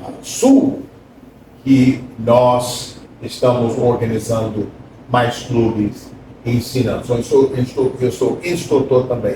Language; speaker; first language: Portuguese; non-native, fluent; English